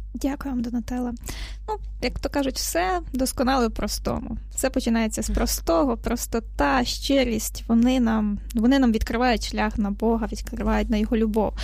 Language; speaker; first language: Ukrainian; native; Ukrainian